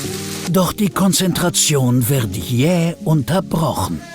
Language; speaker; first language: German; native; German